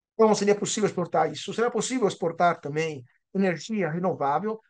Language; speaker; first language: Portuguese; non-native, fluent; Italian